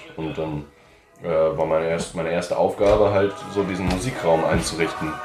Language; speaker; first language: German; early bilingual, heritage; English